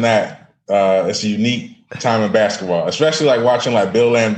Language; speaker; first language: English; native; English